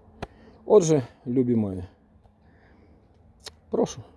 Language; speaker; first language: Ukrainian; non-native, local second language; Russian